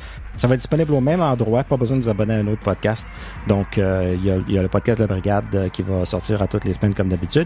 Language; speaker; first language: French; native; French